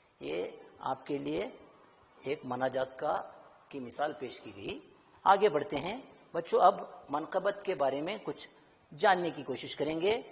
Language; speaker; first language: Urdu; native; Urdu